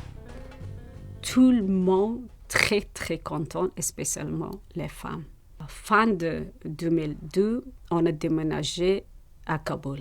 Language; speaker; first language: French; non-native, learner; Persian